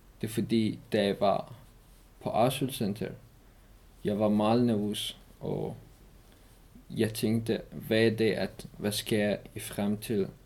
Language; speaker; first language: Danish; non-native, learner; Persian